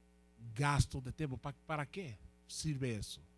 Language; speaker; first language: Portuguese; non-native, fluent; Spanish